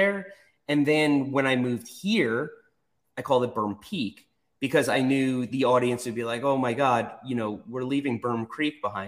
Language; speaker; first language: English; native; English